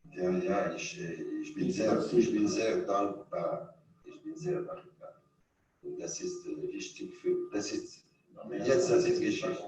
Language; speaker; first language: German; non-native, fluent; French